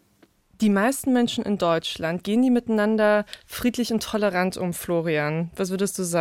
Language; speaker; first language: German; native; German